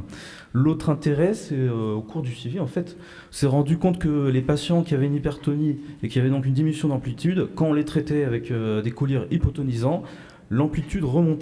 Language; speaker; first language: French; native; French